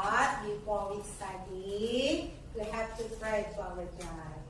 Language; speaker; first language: English; non-native, learner; Indonesian